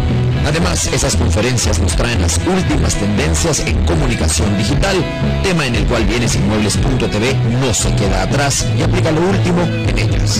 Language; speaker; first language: Spanish; native; Spanish